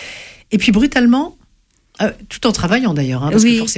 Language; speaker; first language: French; native; French